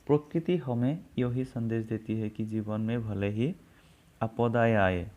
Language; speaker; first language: Hindi; non-native, local second language; Assamese